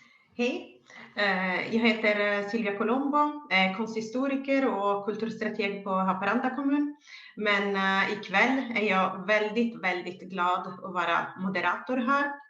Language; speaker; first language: Swedish; non-native, fluent; Italian